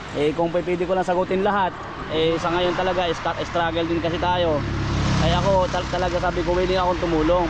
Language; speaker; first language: Filipino; native; Filipino